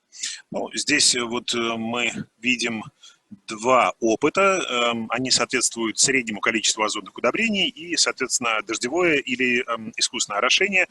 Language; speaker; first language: Russian; native; Russian